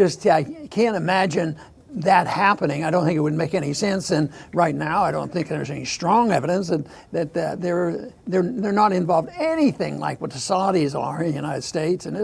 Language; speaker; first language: English; native; English